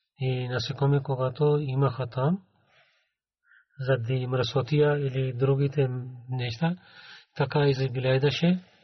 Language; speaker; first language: Bulgarian; non-native, learner; Urdu